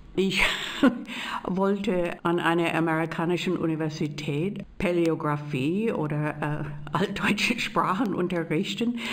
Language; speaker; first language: German; native; German